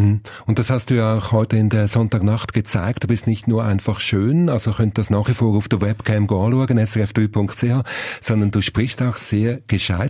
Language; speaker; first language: German; native; German